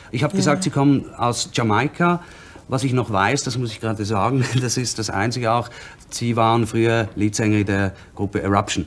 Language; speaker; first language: German; native; German